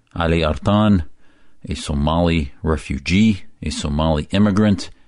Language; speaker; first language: English; early bilingual, other home language; Arabic